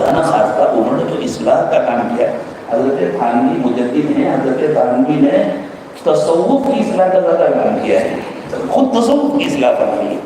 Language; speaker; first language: Urdu; native; Urdu